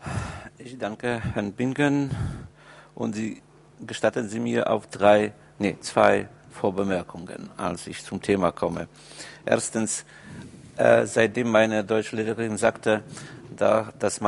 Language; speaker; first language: German; non-native, fluent; Polish